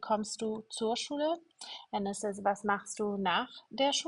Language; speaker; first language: German; non-native, fluent; English